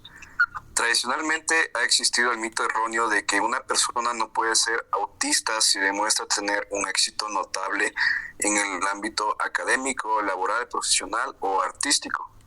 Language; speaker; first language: Spanish; native; Spanish